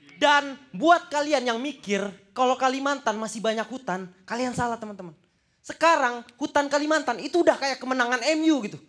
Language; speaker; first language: Indonesian; native; Indonesian